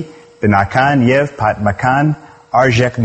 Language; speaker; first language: Armenian; non-native, learner; English